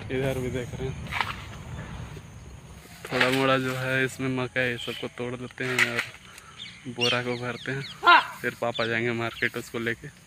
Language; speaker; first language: Hindi; native; Hindi